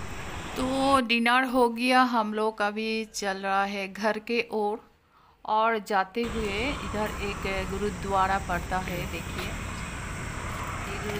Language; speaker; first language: Hindi; non-native, local second language; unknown